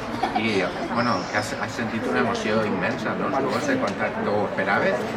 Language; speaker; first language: Catalan; native; Catalan